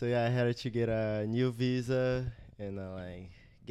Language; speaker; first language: English; non-native, learner; Portuguese